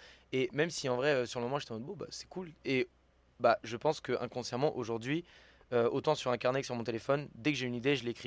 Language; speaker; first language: French; native; French